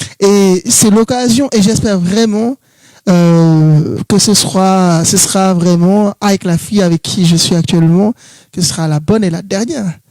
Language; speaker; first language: French; non-native, local second language; Wolof